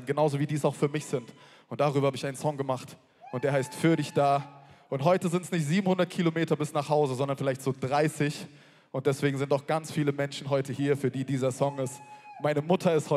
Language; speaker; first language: German; native; German